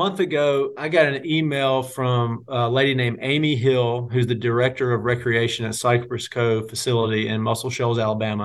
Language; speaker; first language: English; native; English